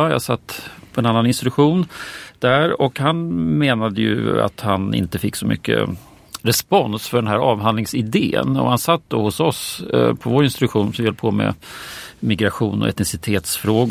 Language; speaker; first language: Swedish; native; Swedish